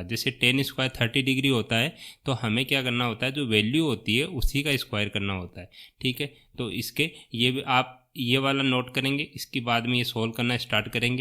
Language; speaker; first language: Hindi; native; Hindi